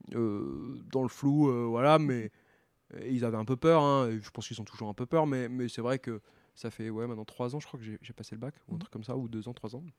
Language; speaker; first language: French; native; French